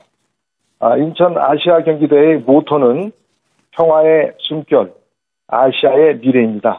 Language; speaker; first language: Korean; native; Korean